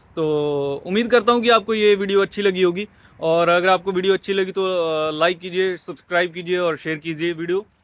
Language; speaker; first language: Hindi; non-native, local second language; Punjabi